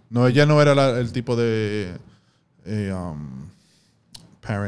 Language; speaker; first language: Spanish; early bilingual, heritage; Spanish